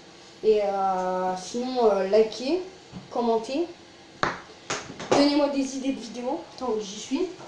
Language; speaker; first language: French; native; French